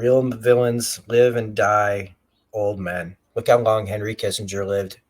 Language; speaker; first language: English; native; English